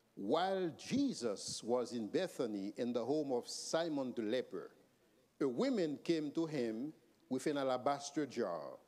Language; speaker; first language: English; non-native, fluent; Haitian Creole